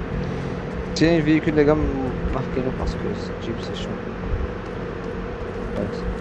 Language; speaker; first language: French; native; French